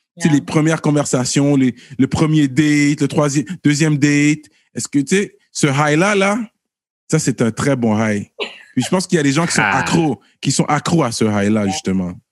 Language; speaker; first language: French; early bilingual, other home language; Haitian Creole